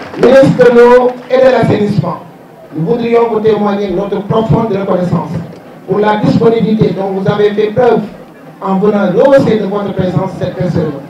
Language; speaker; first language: French; non-native, local second language; Wolof